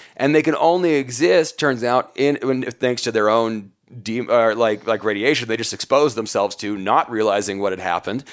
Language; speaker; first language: English; native; English